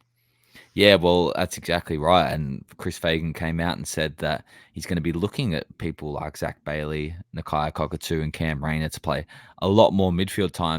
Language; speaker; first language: English; native; English